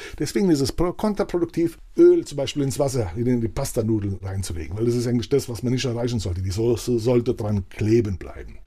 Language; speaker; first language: German; early bilingual, other home language; Italian